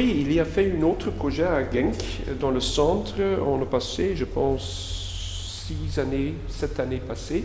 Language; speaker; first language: French; non-native, local second language; Dutch